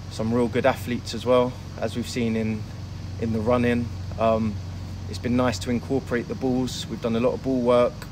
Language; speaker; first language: English; native; English